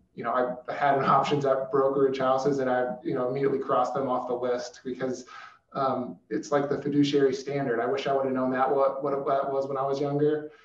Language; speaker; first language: English; native; English